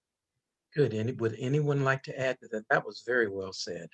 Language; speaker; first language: English; native; English